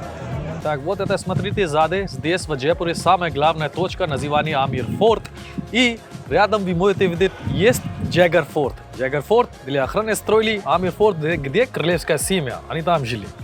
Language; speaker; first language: Russian; non-native, learner; Hindi